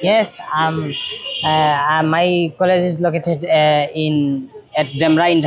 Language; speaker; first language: English; non-native, learner; Bangla